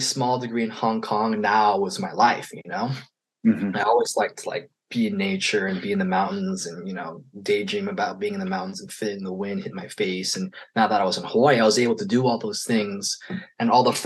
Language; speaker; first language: English; native; English